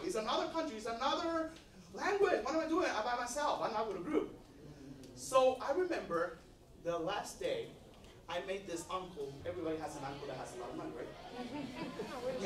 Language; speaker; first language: English; non-native, fluent; Spanish